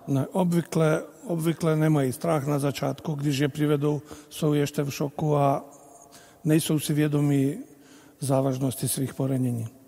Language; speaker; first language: Czech; non-native, fluent; Bosnian